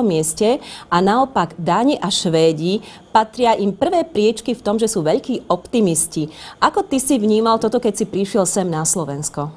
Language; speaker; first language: Slovak; native; Slovak